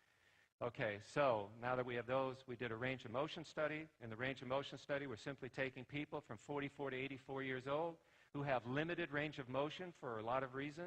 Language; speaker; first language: English; native; English